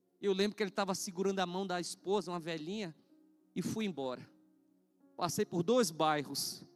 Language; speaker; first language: Portuguese; native; Portuguese